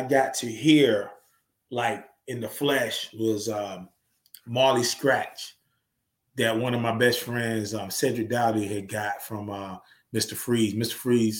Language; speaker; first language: English; native; English